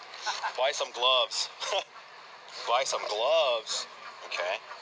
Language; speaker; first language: English; non-native, fluent; Indonesian